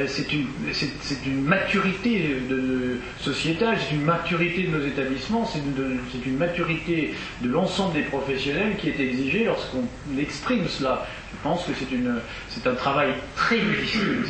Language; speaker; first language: French; native; French